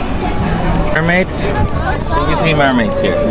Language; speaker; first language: English; non-native, fluent; Indonesian